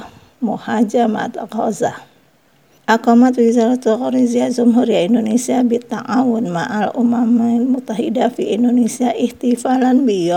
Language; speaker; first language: Arabic; non-native, fluent; Indonesian